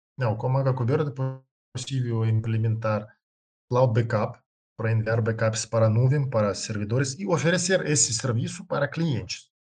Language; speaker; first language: Portuguese; non-native, learner; Russian